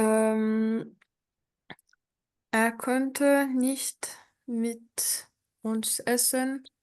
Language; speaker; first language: German; non-native, learner; French